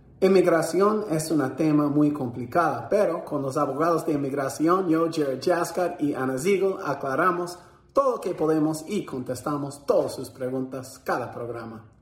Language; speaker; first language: Spanish; non-native, fluent; English